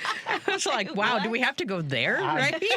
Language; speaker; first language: English; native; English